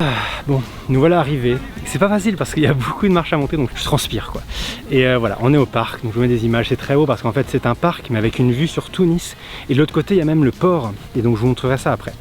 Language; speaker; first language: French; native; French